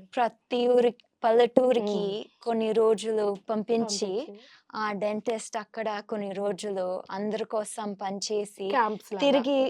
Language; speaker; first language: Telugu; non-native, fluent; English